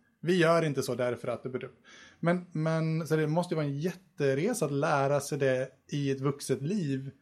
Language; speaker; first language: Swedish; native; Swedish